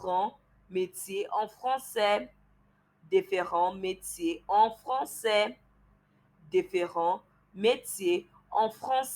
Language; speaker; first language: French; non-native, learner; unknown